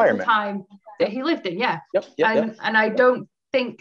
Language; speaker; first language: English; native; English